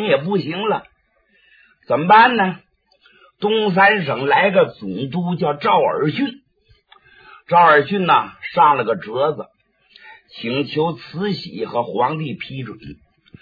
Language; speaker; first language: Chinese; native; Chinese